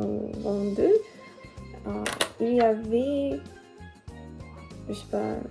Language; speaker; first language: French; non-native, learner; Russian